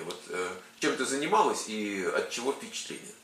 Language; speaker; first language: Russian; native; Russian